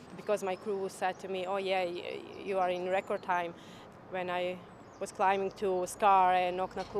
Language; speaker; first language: English; non-native, learner; Croatian